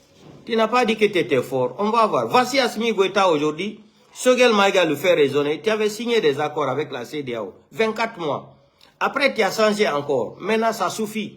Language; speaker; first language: French; non-native, local second language; Fula